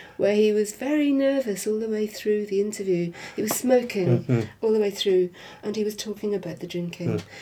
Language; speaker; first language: English; native; English